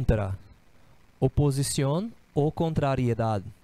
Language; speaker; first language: Spanish; non-native, fluent; Portuguese